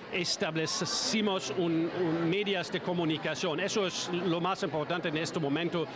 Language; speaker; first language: Spanish; non-native, fluent; German